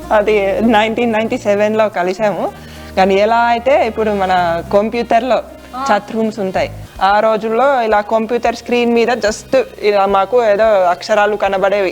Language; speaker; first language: Telugu; non-native, fluent; Finnish